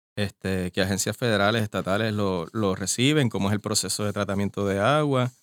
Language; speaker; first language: Spanish; native; Spanish